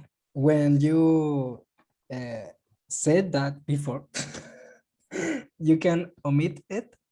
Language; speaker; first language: English; non-native, learner; Spanish